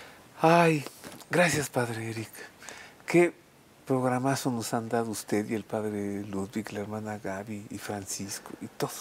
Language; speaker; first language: Spanish; native; Spanish